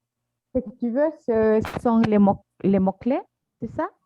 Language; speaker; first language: French; non-native, fluent; Spanish